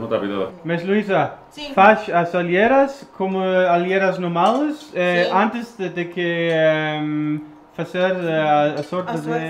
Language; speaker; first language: Portuguese; non-native, learner; Danish